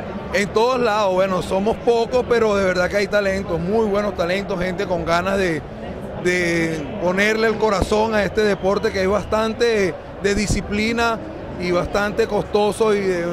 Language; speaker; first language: Spanish; native; Spanish